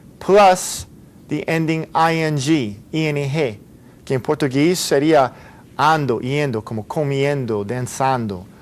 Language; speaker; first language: Portuguese; non-native, fluent; Spanish